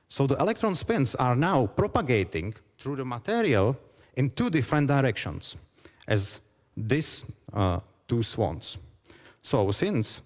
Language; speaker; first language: English; non-native, fluent; Czech